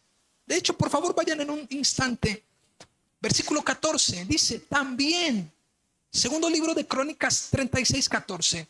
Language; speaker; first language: Spanish; native; Spanish